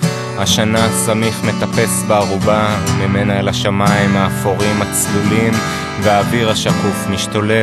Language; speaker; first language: Hebrew; native; Hebrew